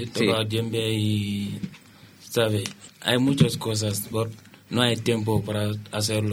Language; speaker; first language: Spanish; non-native, learner; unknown